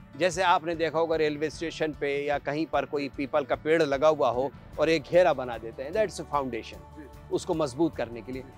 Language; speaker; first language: Hindi; native; Hindi